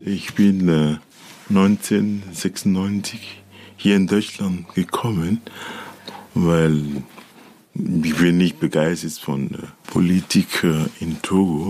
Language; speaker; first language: German; non-native, learner; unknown